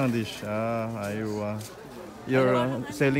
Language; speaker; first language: English; non-native, learner; Filipino